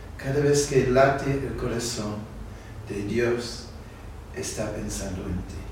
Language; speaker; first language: Spanish; non-native, fluent; English